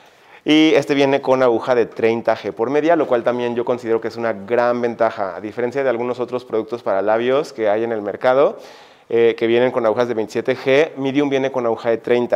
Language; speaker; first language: Spanish; native; Spanish